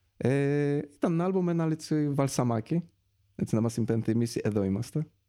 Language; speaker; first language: Greek; early bilingual, other home language; Polish